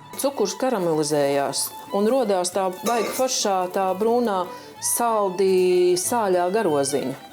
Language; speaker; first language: Latvian; native; Latvian